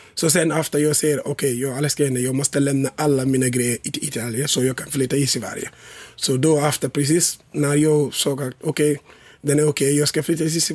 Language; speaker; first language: Swedish; non-native, learner; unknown